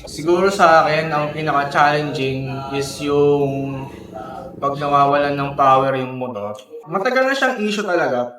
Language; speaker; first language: Filipino; native; Filipino